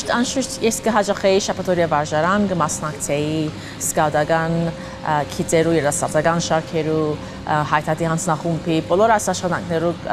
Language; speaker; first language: Armenian; early bilingual, heritage; Armenian